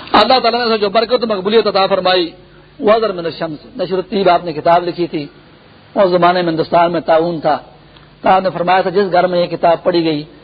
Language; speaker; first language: Urdu; non-native, local second language; Pashto